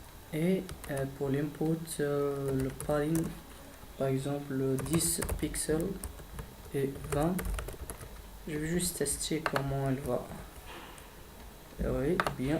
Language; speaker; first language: French; non-native, fluent; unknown